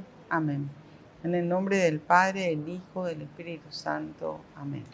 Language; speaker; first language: Spanish; native; Spanish